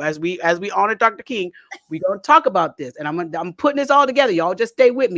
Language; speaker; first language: English; native; English